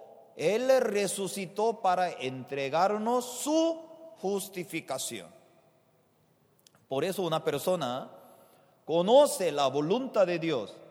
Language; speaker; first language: Spanish; non-native, fluent; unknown